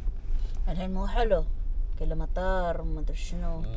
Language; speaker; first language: Arabic; non-native, learner; Filipino